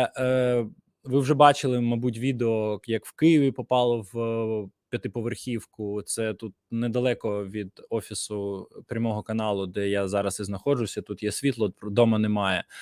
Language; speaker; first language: Ukrainian; native; Ukrainian